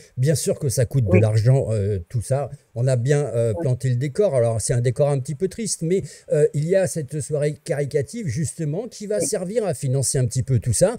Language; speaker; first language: French; native; French